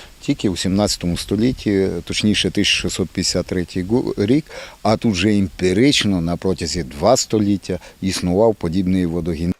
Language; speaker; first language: Ukrainian; native; Ukrainian